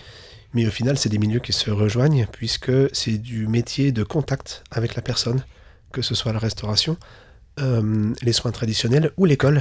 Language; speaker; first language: French; native; French